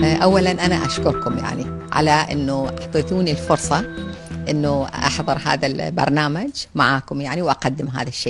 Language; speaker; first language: Arabic; native; Arabic